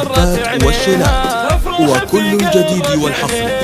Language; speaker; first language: Arabic; native; Arabic